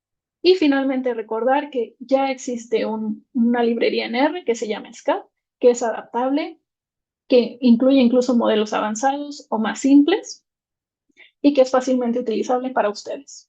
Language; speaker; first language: Spanish; native; Spanish